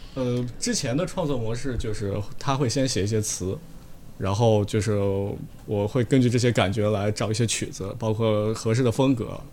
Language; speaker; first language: Chinese; native; Chinese